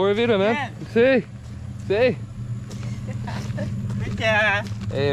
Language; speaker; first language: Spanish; non-native, learner; English